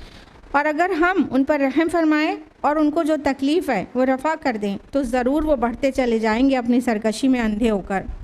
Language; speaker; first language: Urdu; native; Urdu